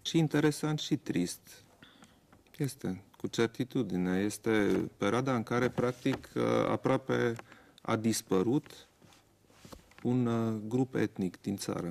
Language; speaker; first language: Romanian; non-native, local second language; German